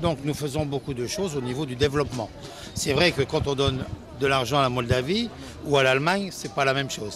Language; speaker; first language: French; native; French